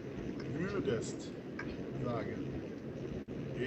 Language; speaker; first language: German; non-native, fluent; Portuguese